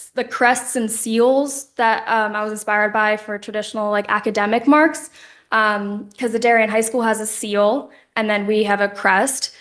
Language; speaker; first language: English; native; English